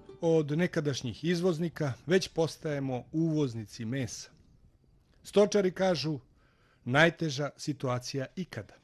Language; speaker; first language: Bosnian; native; Bosnian